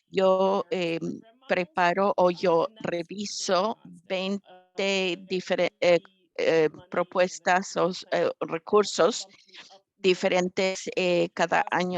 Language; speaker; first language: Spanish; non-native, fluent; English